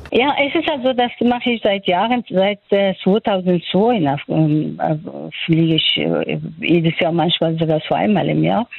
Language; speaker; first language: German; non-native, fluent; Persian